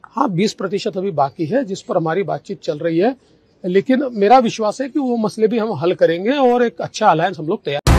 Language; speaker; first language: Hindi; non-native, local second language; Marathi